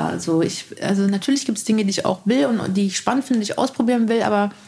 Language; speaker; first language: German; native; German